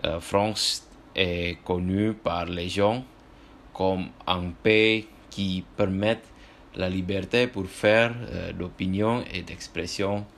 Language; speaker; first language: French; non-native, learner; Indonesian